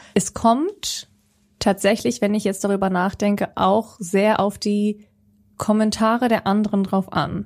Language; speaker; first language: German; early bilingual, other home language; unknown